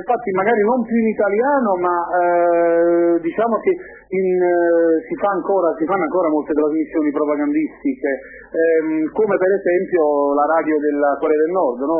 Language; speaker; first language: Italian; native; Italian